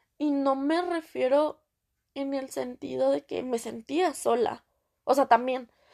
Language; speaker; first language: Spanish; early bilingual, heritage; Spanish